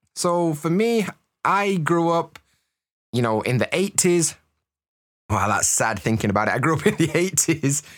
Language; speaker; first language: English; native; English